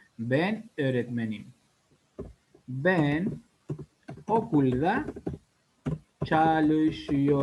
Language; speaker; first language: Turkish; non-native, learner; Spanish